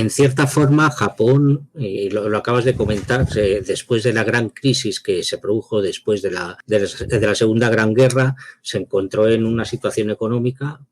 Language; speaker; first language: Spanish; native; Spanish